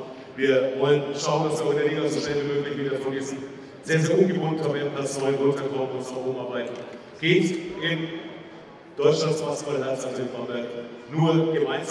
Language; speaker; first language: German; native; German